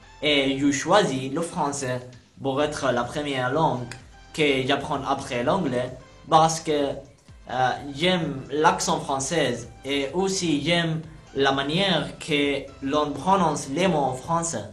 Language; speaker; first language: French; non-native, learner; Arabic